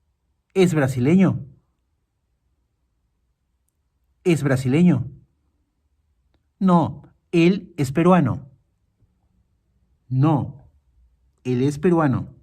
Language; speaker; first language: Spanish; non-native, fluent; Portuguese